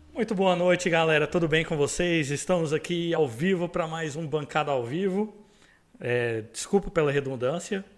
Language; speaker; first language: Portuguese; native; Portuguese